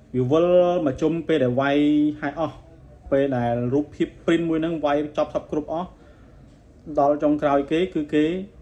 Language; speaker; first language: Khmer; native; Khmer